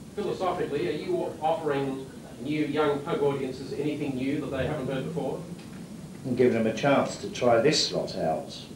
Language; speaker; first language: English; native; English